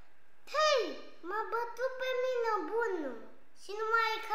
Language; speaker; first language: Romanian; non-native, learner; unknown